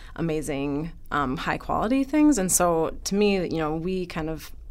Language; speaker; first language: English; native; English